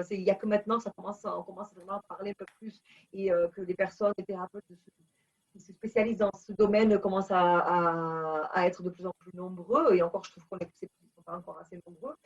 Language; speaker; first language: French; early bilingual, other home language; Portuguese